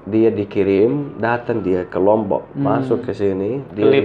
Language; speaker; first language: Indonesian; non-native, fluent; Arabic